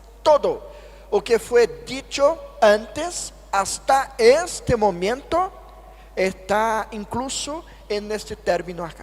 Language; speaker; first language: Spanish; non-native, fluent; Portuguese